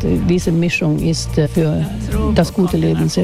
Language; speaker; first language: German; non-native, fluent; Swedish